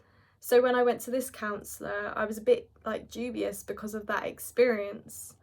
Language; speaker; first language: English; native; English